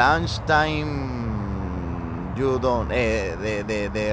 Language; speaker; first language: English; non-native, learner; Spanish